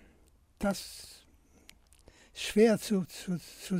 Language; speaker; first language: German; non-native, fluent; Polish